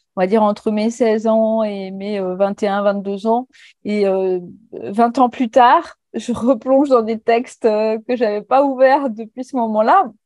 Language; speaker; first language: French; native; French